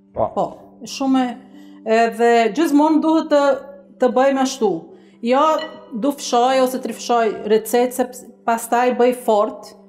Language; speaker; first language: Albanian; non-native, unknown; Portuguese